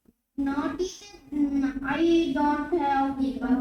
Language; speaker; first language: English; non-native, local second language; Sinhala